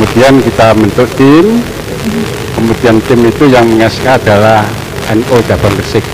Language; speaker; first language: Indonesian; native; Indonesian